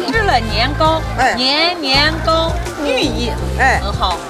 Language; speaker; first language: Chinese; native; Chinese